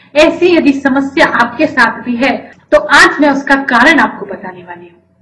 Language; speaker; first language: Hindi; native; Hindi